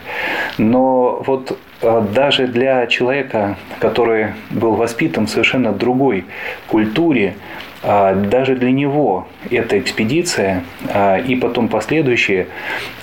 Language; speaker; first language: Russian; native; Russian